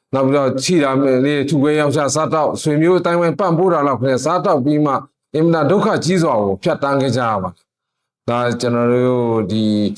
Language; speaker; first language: Burmese; non-native, local second language; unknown